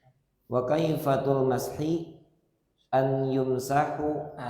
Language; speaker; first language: Arabic; non-native, learner; Indonesian